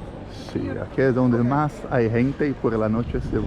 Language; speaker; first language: Spanish; non-native, fluent; Portuguese